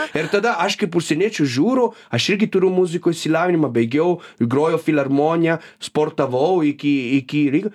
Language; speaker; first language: Lithuanian; non-native, fluent; Italian